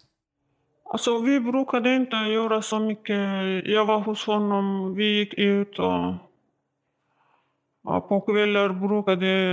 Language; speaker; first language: Swedish; non-native, learner; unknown